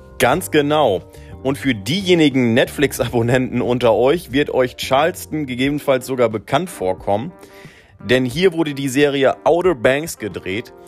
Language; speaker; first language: German; native; German